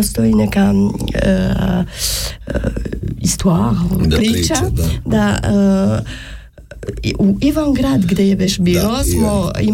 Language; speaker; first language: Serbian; non-native, learner; French